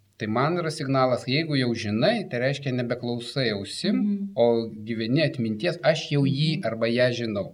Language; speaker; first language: Lithuanian; native; Lithuanian